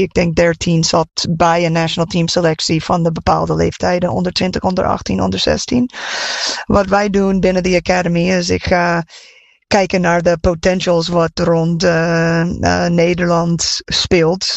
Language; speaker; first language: Dutch; non-native, fluent; English